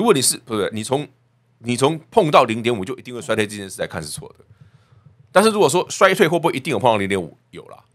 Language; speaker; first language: Chinese; native; Chinese